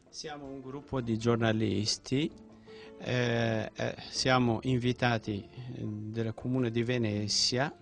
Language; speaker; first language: Italian; non-native, fluent; Central Kurdish